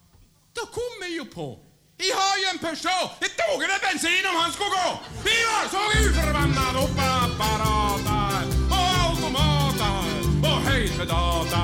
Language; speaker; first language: Swedish; native; Swedish